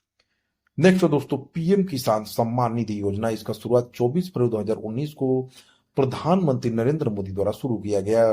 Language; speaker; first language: Hindi; native; Hindi